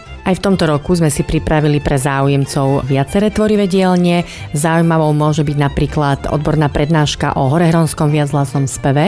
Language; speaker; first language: Slovak; native; Slovak